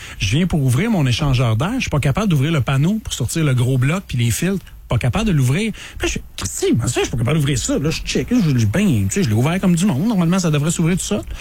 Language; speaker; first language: French; native; French